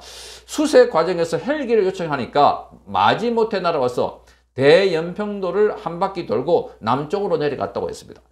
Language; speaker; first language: Korean; native; Korean